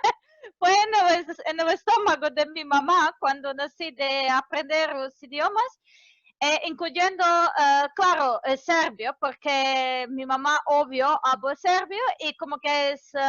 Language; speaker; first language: Spanish; non-native, fluent; Serbian